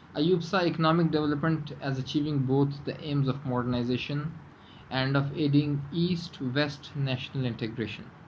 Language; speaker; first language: English; non-native, local second language; Urdu